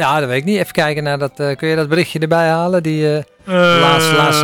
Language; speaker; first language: Dutch; native; Dutch